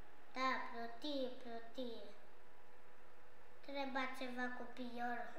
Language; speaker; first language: Romanian; non-native, learner; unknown